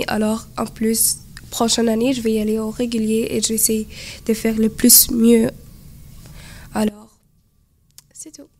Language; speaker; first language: French; non-native, learner; Arabic